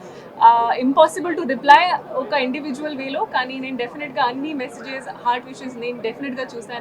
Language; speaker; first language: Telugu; non-native, fluent; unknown